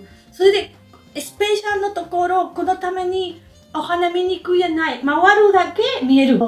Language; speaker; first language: Japanese; non-native, learner; Spanish